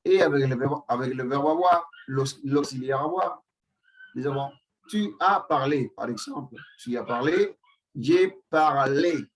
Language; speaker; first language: French; non-native, fluent; Spanish